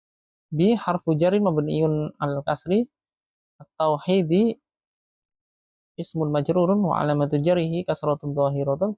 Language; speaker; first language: Arabic; non-native, fluent; Indonesian